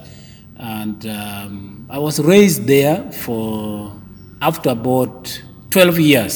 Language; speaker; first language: English; non-native, local second language; Acoli